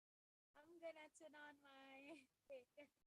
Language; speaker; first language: English; non-native, fluent; Indonesian